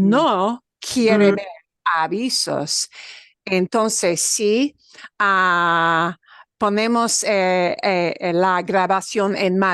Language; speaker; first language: Spanish; non-native, fluent; English